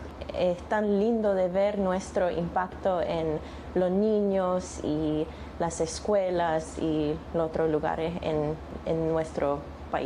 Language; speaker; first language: Spanish; non-native, learner; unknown